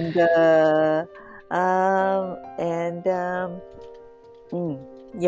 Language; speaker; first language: English; non-native, learner; Japanese